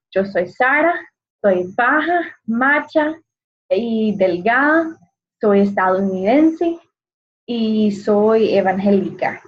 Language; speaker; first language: Spanish; non-native, fluent; English